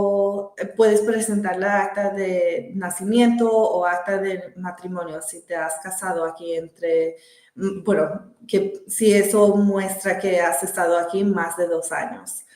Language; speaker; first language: Spanish; early bilingual, heritage; Spanish